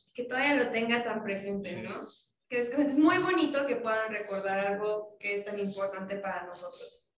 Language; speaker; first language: Spanish; native; Spanish